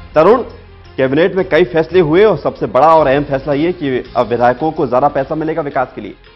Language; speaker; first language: Hindi; native; Hindi